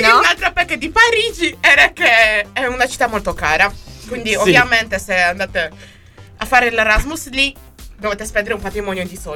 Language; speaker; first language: Italian; non-native, learner; German